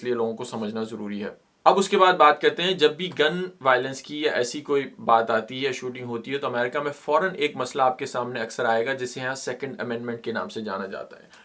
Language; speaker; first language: Urdu; native; Urdu